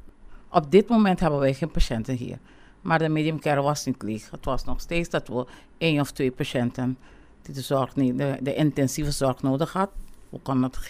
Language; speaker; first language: Dutch; non-native, local second language; Papiamento